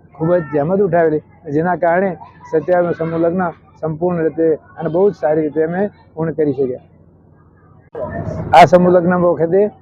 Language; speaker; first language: Gujarati; native; Gujarati